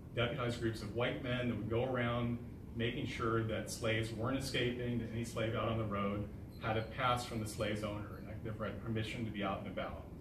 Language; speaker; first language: English; native; English